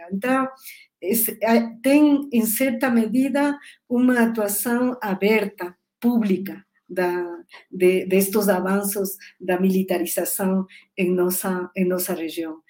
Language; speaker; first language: Spanish; native; Spanish